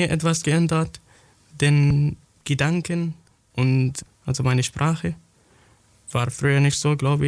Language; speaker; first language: German; non-native, fluent; Arabic